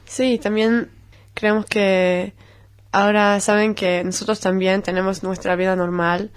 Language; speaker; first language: Spanish; non-native, learner; Hebrew